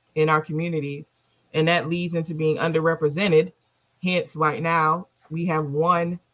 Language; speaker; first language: English; native; English